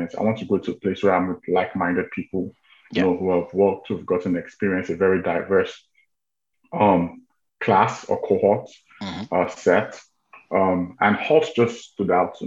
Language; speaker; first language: English; non-native, local second language; Yoruba